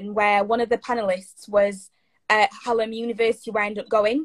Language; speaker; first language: English; native; English